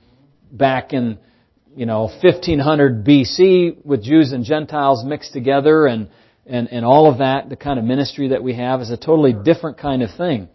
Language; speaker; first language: English; native; English